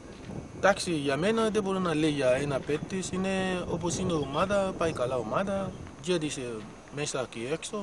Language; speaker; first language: Greek; non-native, learner; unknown